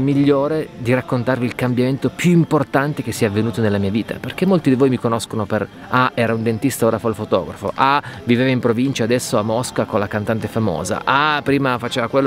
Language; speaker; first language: Italian; native; Italian